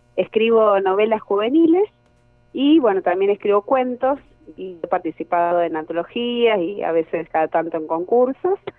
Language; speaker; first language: Spanish; native; Spanish